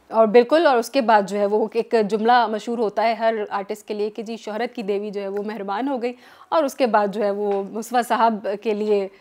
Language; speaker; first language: Urdu; native; Urdu